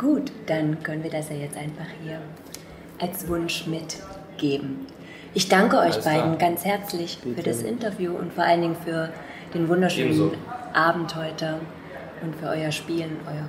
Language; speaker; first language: German; native; German